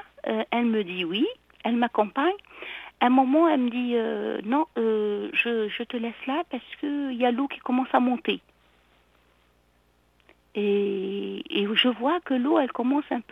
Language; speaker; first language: French; non-native, local second language; Arabic